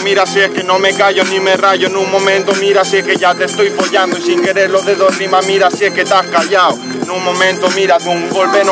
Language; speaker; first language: Spanish; native; Spanish